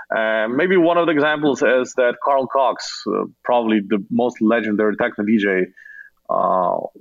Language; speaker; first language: English; non-native, fluent; Slovenian